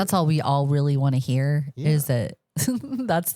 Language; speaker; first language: English; native; English